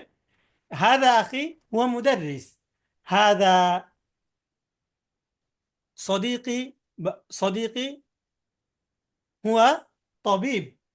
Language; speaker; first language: Arabic; non-native, fluent; Bangla